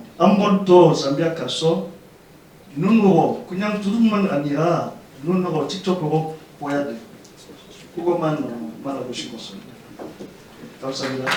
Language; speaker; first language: Korean; non-native, learner; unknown